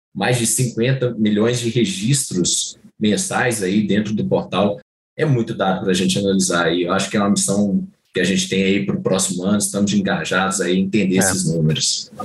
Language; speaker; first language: Portuguese; native; Portuguese